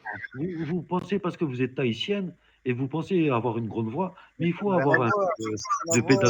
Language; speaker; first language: French; native; French